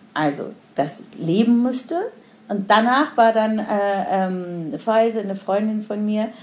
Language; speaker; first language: German; non-native, fluent; Persian